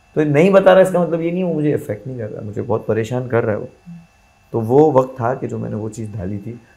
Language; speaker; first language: Hindi; non-native, local second language; Gujarati